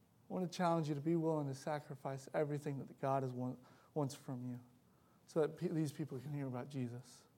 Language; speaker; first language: English; native; English